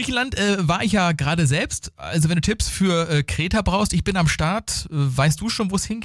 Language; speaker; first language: German; native; German